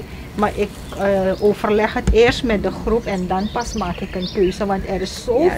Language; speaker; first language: Dutch; non-native, local second language; Caribbean Hindustani